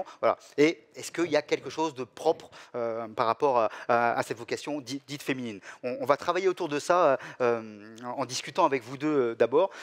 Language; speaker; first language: French; native; French